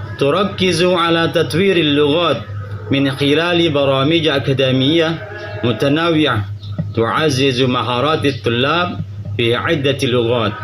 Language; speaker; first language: Arabic; non-native, learner; Indonesian